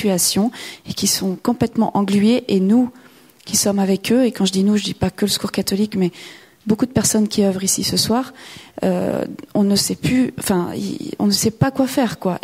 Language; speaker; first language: French; native; French